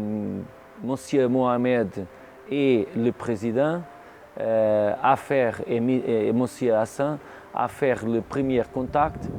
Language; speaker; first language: French; non-native, learner; Portuguese